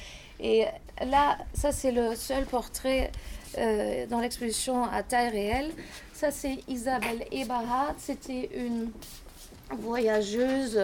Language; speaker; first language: French; non-native, fluent; German